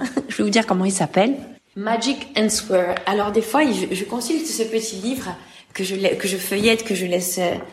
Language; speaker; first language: French; native; French